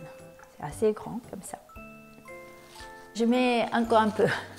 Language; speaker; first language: French; non-native, fluent; Japanese